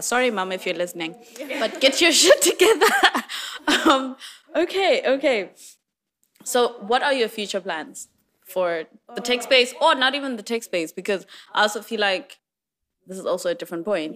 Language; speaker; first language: English; non-native, local second language; Swati